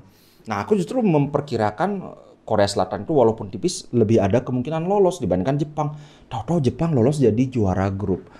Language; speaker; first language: Indonesian; native; Indonesian